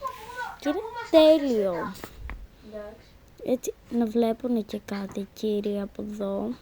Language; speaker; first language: Greek; native; Greek